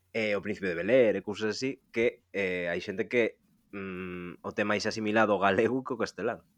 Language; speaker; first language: Galician; native; Galician